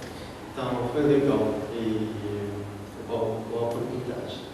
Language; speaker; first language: Portuguese; non-native, fluent; Japanese